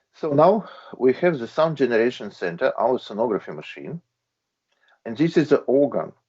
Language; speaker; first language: English; non-native, fluent; Latvian